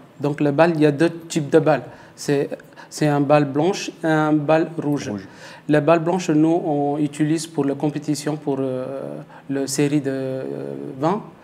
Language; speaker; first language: French; non-native, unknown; Tamil